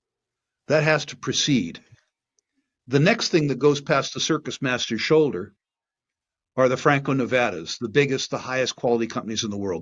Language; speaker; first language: English; native; English